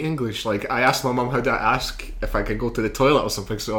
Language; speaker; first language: English; early bilingual, other home language; Slovak